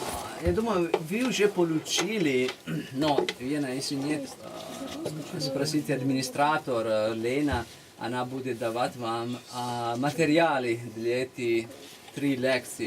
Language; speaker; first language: Russian; non-native, learner; Italian